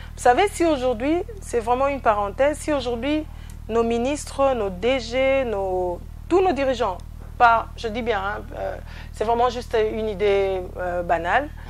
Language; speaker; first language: French; non-native, local second language; Lingala